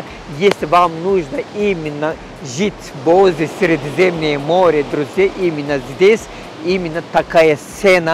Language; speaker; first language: Russian; non-native, learner; Turkish